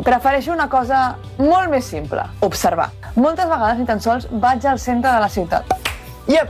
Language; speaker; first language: Catalan; native; Catalan